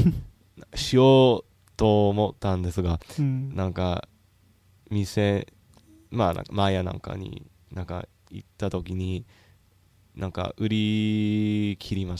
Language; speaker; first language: Japanese; non-native, learner; English